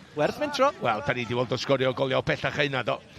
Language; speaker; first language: Welsh; native; Welsh